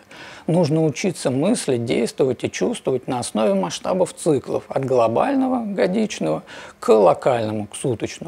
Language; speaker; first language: Russian; native; Russian